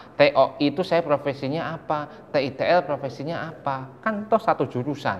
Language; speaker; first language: Indonesian; native; Indonesian